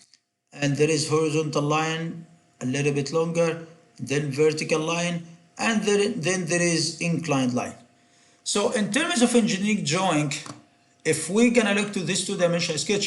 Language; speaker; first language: English; non-native, fluent; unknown